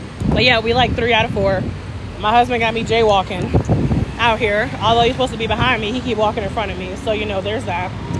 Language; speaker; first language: English; native; English